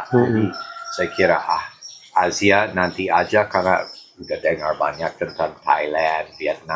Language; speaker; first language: Indonesian; non-native, fluent; English